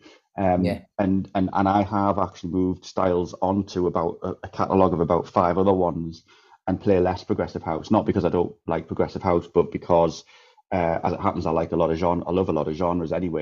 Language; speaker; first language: English; native; English